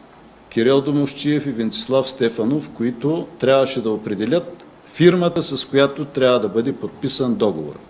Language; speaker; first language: Bulgarian; native; Bulgarian